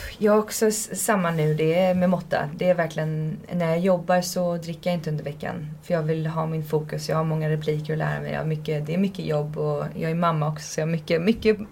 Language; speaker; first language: Swedish; early bilingual, heritage; Swedish